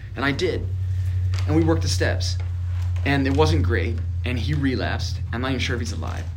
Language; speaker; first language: English; native; English